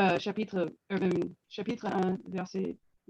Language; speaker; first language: French; non-native, learner; English